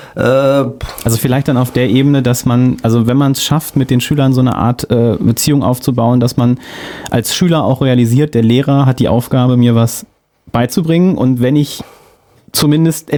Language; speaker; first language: German; native; German